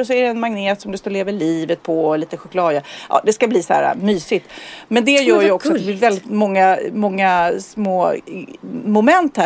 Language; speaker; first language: Swedish; native; Swedish